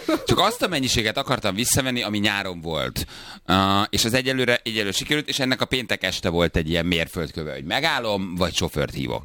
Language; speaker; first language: Hungarian; native; Hungarian